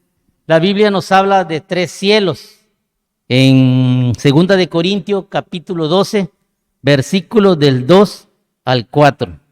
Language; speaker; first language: Spanish; native; Spanish